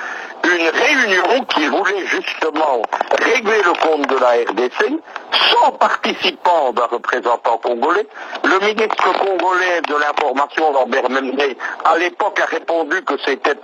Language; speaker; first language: French; native; French